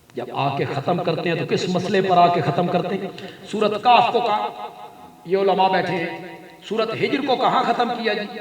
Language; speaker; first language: Urdu; non-native, local second language; Punjabi